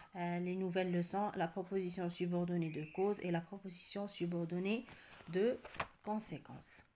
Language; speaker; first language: French; non-native, local second language; Arabic